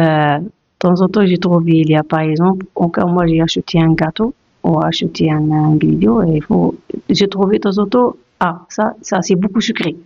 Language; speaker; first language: French; non-native, learner; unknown